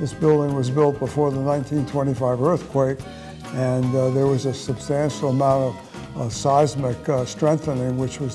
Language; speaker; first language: English; native; English